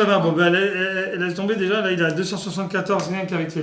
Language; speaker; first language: French; native; French